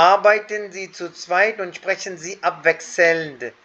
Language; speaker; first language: German; non-native, fluent; Hindi